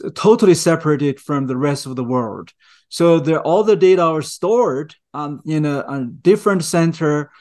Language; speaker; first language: English; non-native, fluent; Chinese